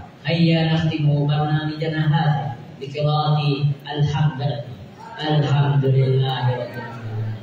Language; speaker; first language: Arabic; non-native, learner; Indonesian